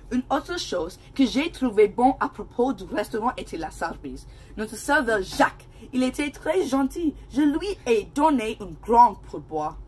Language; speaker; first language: French; non-native, learner; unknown